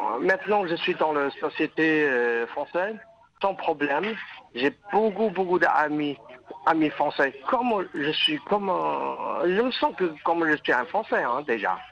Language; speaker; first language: French; non-native, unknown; Chinese